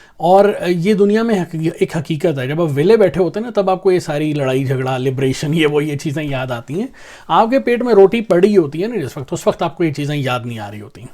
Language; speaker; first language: Urdu; non-native, local second language; Punjabi